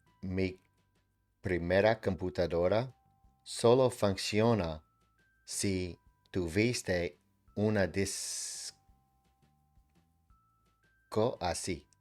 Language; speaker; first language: Spanish; non-native, learner; English